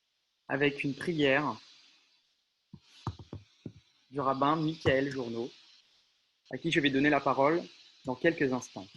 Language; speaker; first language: French; native; French